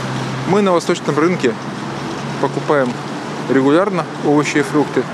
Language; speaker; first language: Russian; native; Russian